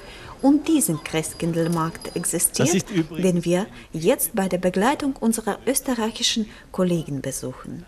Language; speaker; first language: German; non-native, learner; Ukrainian